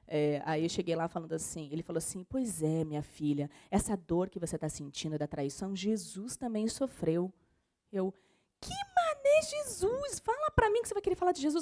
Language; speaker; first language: Portuguese; native; Portuguese